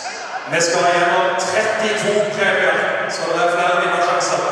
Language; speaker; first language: Norwegian; native; Norwegian